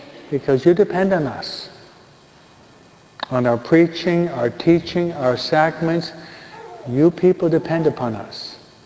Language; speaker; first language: English; native; English